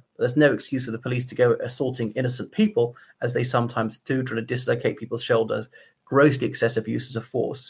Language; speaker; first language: English; native; English